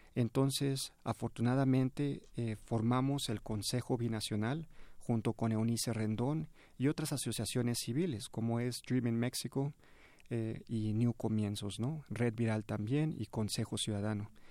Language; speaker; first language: Spanish; early bilingual, heritage; Spanish